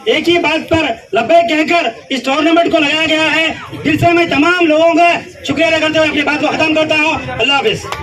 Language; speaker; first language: Hindi; non-native, local second language; Urdu